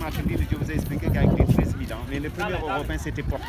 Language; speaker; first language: French; non-native, local second language; Wolof